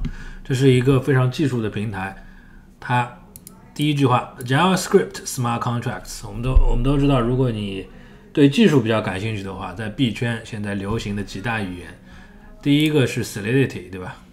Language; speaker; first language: Chinese; native; Chinese